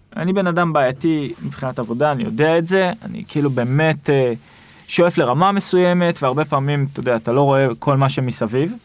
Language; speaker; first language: Hebrew; native; Hebrew